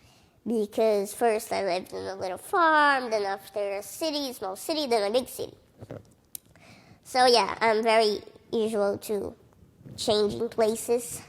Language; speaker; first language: English; early bilingual, other home language; Portuguese